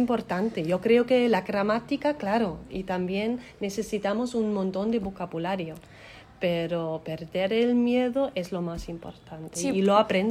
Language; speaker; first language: Spanish; non-native, fluent; German